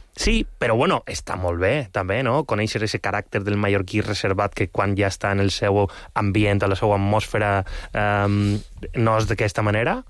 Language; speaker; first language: Catalan; non-native, local second language; Spanish